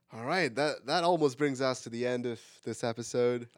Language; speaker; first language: English; non-native, local second language; Marathi